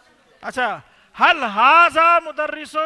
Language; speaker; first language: Arabic; non-native, fluent; Urdu